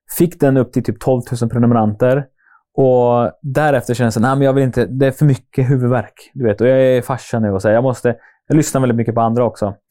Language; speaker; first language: Swedish; native; Swedish